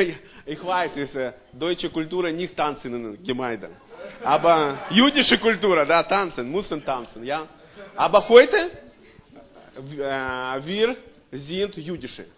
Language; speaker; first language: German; non-native, learner; Russian